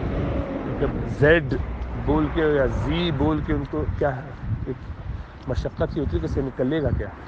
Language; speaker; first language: Urdu; native; Urdu